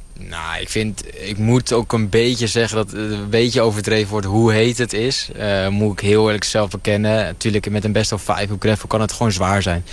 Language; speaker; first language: Dutch; native; Dutch